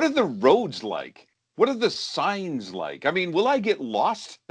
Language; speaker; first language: English; native; English